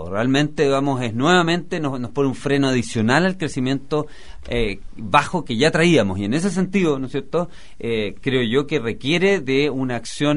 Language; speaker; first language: Spanish; native; Spanish